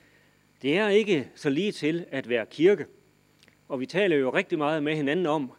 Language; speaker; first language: Danish; native; Danish